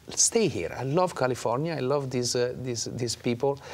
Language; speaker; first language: English; non-native, fluent; Italian